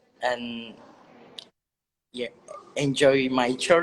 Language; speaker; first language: English; non-native, learner; Indonesian